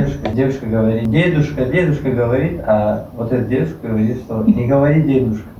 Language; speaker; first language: Russian; non-native, local second language; Tajik